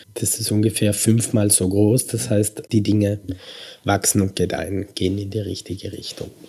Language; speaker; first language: German; native; German